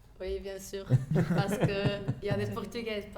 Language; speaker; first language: French; non-native, fluent; Portuguese